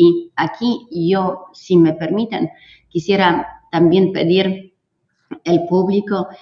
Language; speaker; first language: Spanish; non-native, fluent; Polish